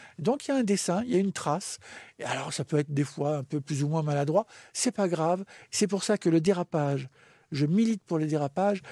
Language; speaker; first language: French; native; French